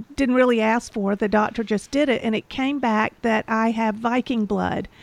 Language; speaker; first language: English; native; English